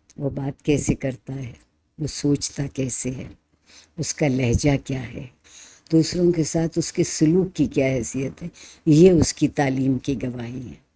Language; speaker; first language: Urdu; native; Urdu